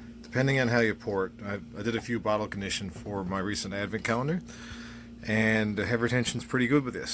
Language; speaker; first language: English; native; English